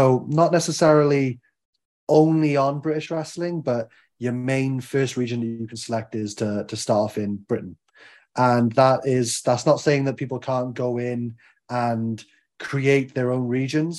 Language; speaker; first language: English; native; English